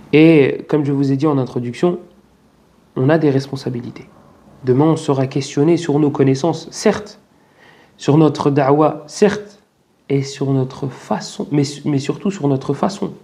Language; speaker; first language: French; native; French